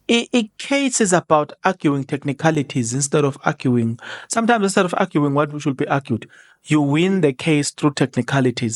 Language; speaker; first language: English; non-native, local second language; Zulu